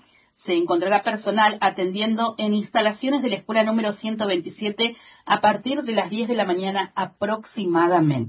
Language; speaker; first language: Spanish; native; Spanish